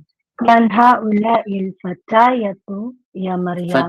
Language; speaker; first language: Arabic; non-native, learner; Filipino